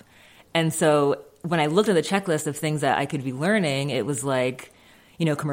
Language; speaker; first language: English; native; English